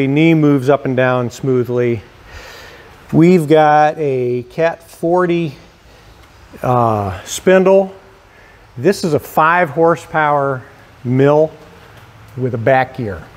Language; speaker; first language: English; native; English